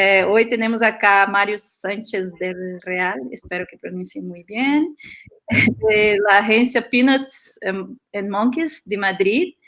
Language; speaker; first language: Spanish; non-native, fluent; Portuguese